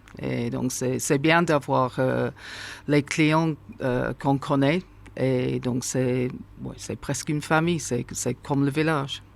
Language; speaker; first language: French; non-native, fluent; English